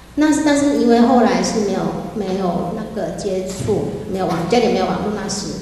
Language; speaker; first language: Chinese; non-native, local second language; Cantonese